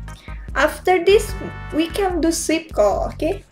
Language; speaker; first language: English; non-native, learner; Indonesian